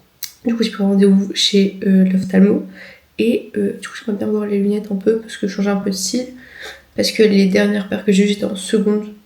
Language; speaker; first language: French; native; French